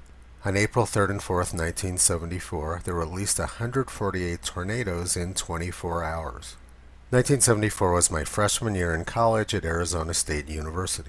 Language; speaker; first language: English; native; English